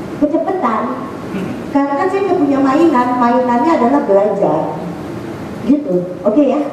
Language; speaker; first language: Indonesian; native; Indonesian